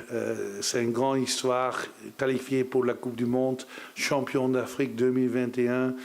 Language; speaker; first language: French; non-native, learner; Dutch